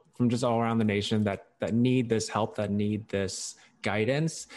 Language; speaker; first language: English; non-native, local second language; Cantonese